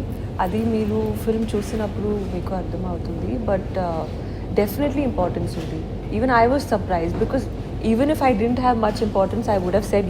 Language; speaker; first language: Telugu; non-native, learner; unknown